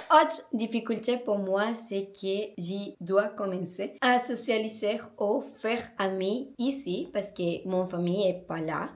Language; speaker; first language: French; non-native, learner; Spanish